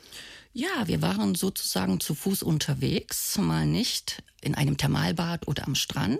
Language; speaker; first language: German; native; German